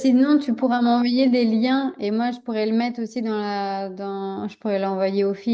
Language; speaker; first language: French; native; French